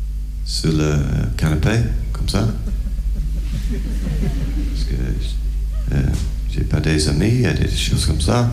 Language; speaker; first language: French; non-native, learner; English